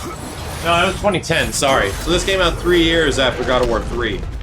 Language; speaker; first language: English; native; English